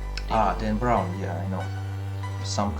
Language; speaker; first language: English; non-native, learner; Russian